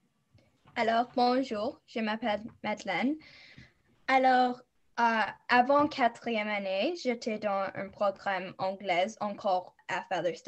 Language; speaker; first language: French; non-native, local second language; English